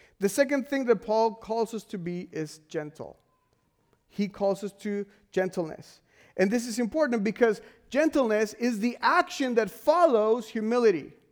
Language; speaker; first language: English; non-native, fluent; Spanish